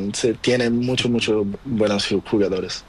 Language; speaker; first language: Spanish; non-native, learner; Portuguese